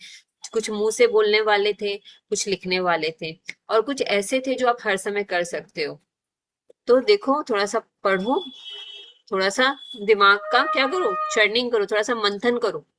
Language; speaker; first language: Hindi; native; Hindi